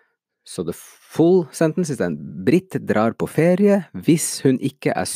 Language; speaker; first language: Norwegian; non-native, fluent; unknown